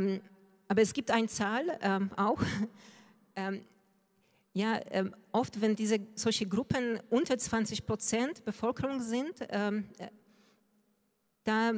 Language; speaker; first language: German; non-native, fluent; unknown